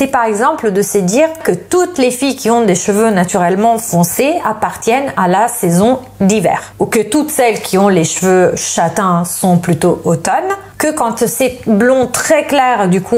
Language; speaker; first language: French; non-native, fluent; Italian